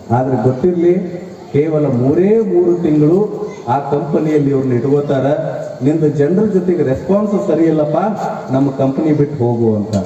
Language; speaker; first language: Kannada; native; Kannada